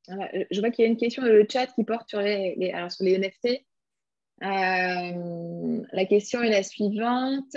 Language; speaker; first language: French; native; French